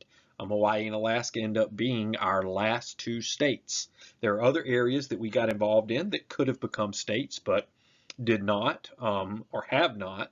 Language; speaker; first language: English; native; English